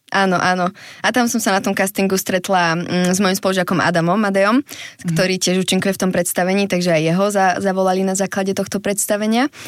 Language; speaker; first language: Slovak; native; Slovak